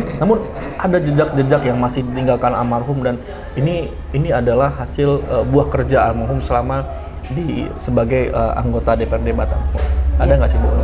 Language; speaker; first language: Indonesian; native; Indonesian